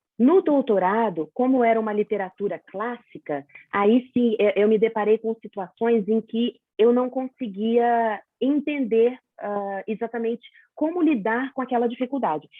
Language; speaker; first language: Portuguese; native; Portuguese